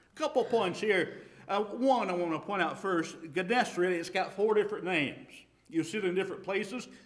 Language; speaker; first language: English; native; English